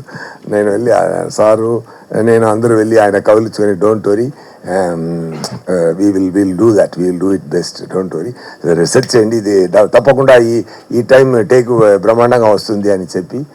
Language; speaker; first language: Telugu; non-native, fluent; Tamil